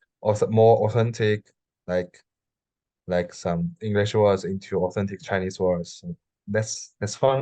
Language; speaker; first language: English; non-native, learner; Chinese